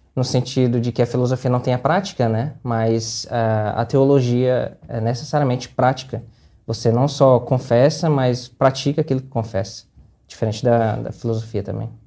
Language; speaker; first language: Portuguese; native; Portuguese